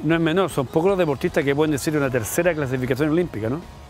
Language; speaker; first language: Spanish; native; Spanish